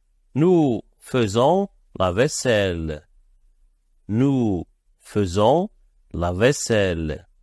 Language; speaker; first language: French; non-native, fluent; Arabic